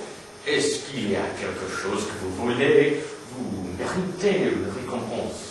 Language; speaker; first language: French; non-native, learner; English